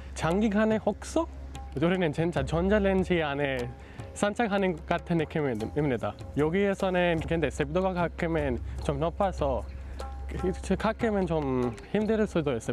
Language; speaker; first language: Korean; non-native, fluent; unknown